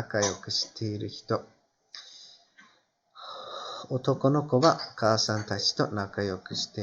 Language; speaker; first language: Japanese; non-native, fluent; Turkish